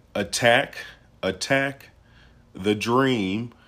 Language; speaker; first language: English; native; English